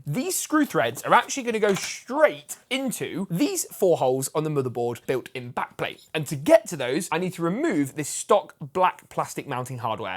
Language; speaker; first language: English; native; English